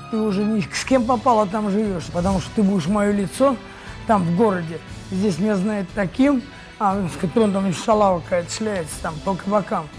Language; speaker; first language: Russian; native; Russian